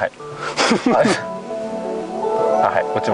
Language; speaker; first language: Japanese; native; Japanese